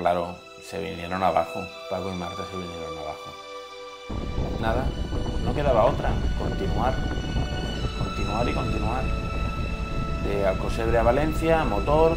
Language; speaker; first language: Spanish; native; Spanish